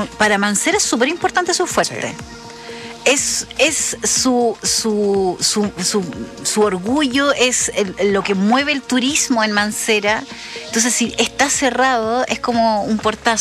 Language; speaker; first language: Spanish; native; Spanish